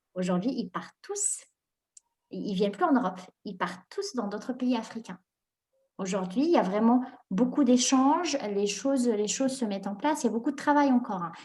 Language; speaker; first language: French; non-native, local second language; Arabic